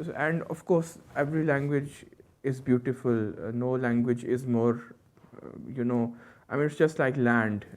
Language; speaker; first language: English; non-native, local second language; Urdu